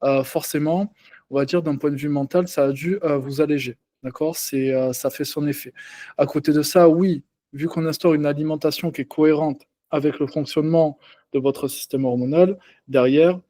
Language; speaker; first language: French; native; French